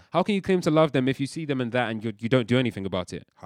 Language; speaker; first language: English; early bilingual, other home language; Yoruba